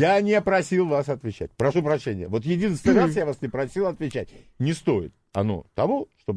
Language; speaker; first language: Russian; native; Russian